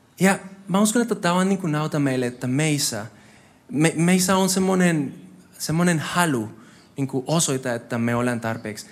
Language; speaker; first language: Finnish; non-native, fluent; Spanish